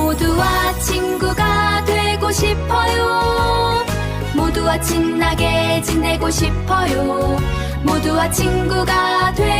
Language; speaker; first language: Korean; non-native, learner; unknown